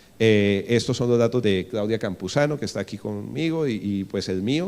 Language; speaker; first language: Spanish; native; Spanish